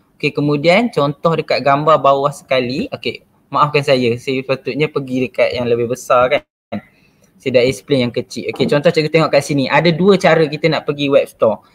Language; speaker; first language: Malay; native; Malay